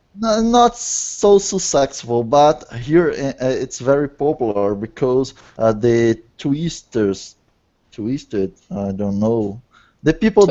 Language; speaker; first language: English; non-native, learner; Portuguese